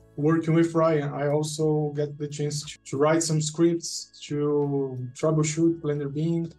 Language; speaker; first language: English; non-native, fluent; Portuguese